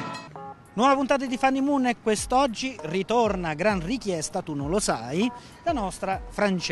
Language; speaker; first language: Italian; native; Italian